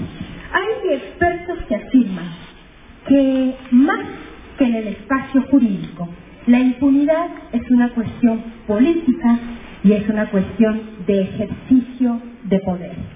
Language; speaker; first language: Spanish; native; Spanish